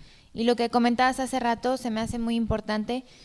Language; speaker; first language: Spanish; native; Spanish